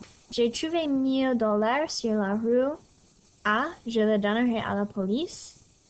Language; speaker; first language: French; non-native, fluent; English